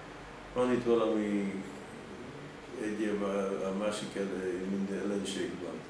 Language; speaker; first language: Hungarian; early bilingual, heritage; Hungarian